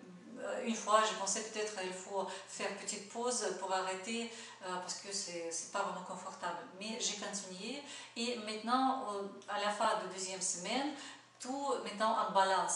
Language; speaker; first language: French; non-native, fluent; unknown